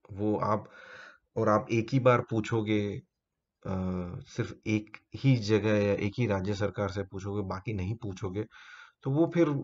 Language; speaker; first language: Hindi; native; Hindi